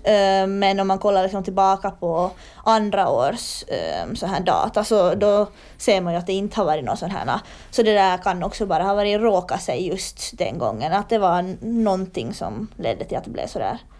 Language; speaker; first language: Swedish; native; Swedish